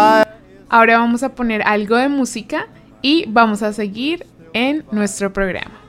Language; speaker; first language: Spanish; native; Spanish